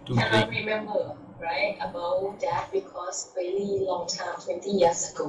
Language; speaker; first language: English; non-native, learner; Thai